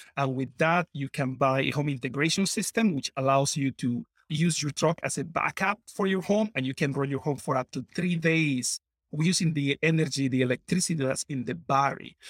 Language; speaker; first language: English; non-native, fluent; Spanish